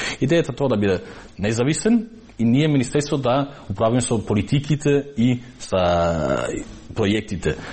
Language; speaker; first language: Macedonian; non-native, local second language; Albanian